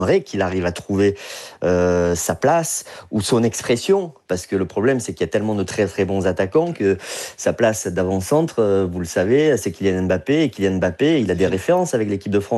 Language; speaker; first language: French; native; French